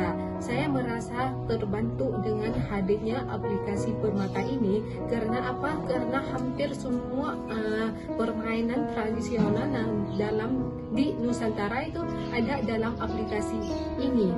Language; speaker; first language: Indonesian; non-native, learner; Thai